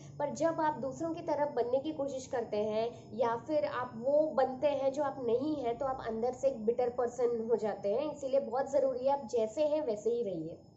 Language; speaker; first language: Hindi; native; Hindi